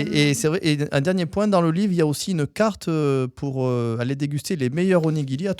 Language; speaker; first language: French; native; French